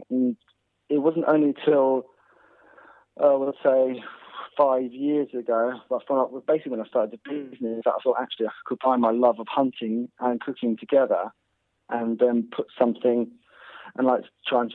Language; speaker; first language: English; native; English